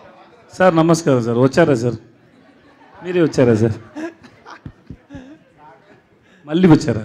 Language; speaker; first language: Telugu; non-native, learner; Tamil